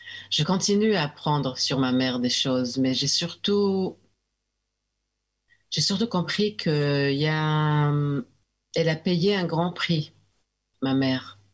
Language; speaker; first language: French; early bilingual, heritage; French